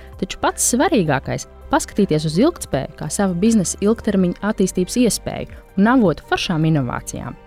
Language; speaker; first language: Latvian; native; Latvian